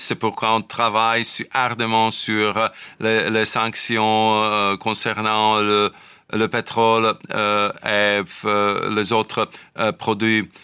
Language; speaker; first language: French; non-native, fluent; Slovak